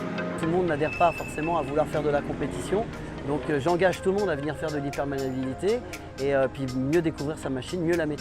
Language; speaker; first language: French; native; French